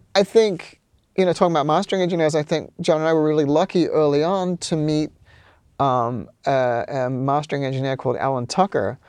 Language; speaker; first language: English; native; English